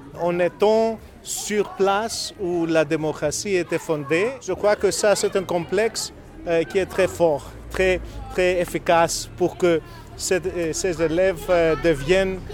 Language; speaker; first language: French; non-native, learner; Greek